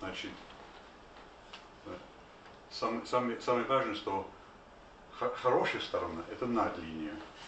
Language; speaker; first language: Russian; non-native, fluent; English